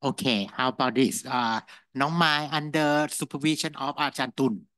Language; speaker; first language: English; non-native, fluent; Thai